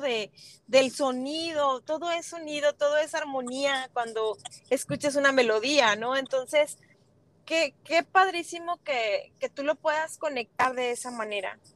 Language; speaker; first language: Spanish; native; Spanish